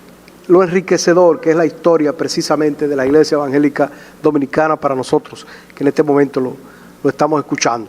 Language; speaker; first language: Spanish; native; Spanish